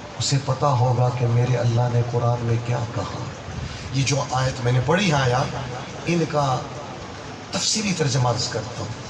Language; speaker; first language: Urdu; non-native, local second language; Punjabi